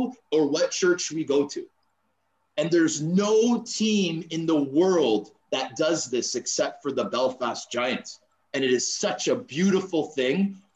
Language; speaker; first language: English; native; English